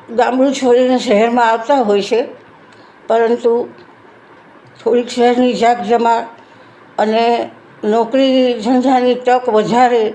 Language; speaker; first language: Gujarati; native; Gujarati